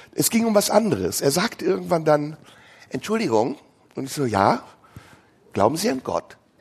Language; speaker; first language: German; early bilingual, other home language; Turkish